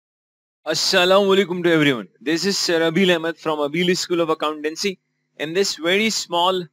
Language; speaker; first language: English; non-native, local second language; Urdu